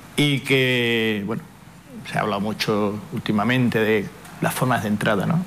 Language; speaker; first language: Spanish; native; Spanish